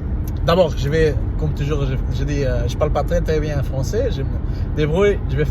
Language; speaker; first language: French; non-native, learner; Portuguese